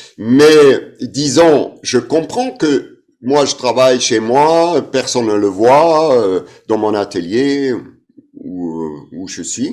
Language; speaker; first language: French; non-native, fluent; German